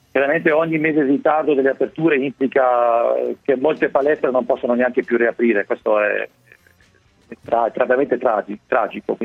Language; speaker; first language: Italian; early bilingual, other home language; German